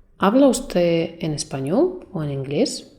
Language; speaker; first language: Spanish; non-native, fluent; Russian